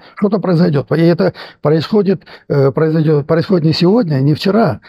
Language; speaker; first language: Russian; non-native, local second language; Armenian